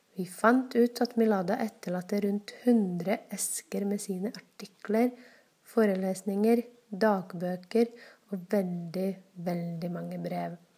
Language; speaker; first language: Norwegian; non-native, fluent; Czech